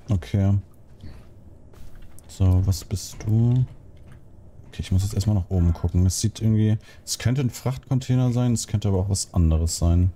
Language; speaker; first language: German; native; German